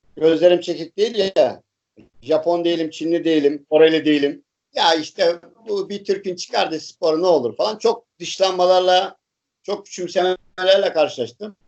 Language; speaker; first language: Turkish; native; Turkish